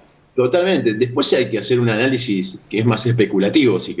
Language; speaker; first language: Spanish; native; Spanish